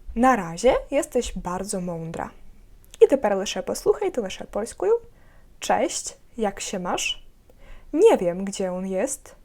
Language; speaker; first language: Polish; non-native, fluent; Ukrainian